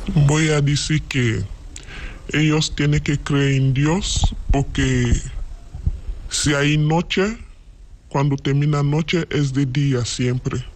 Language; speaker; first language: Spanish; non-native, learner; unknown